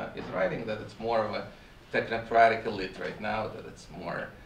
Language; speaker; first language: English; non-native, fluent; Russian